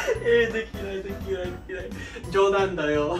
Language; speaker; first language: Japanese; non-native, learner; English